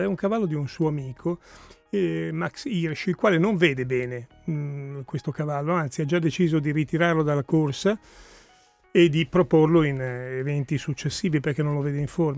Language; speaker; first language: Italian; native; Italian